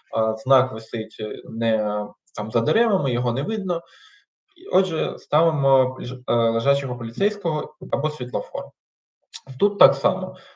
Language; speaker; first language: Ukrainian; non-native, local second language; Russian